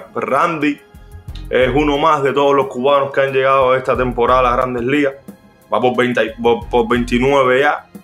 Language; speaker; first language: Spanish; native; Spanish